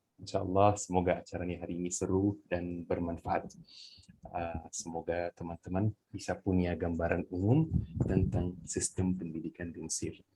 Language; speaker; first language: Indonesian; non-native, fluent; Arabic